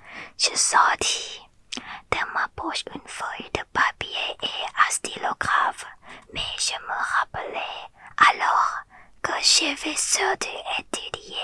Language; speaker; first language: French; non-native, learner; Thai